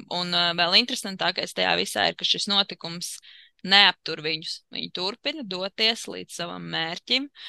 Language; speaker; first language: Latvian; native; Latvian